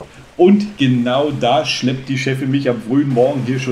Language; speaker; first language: German; native; German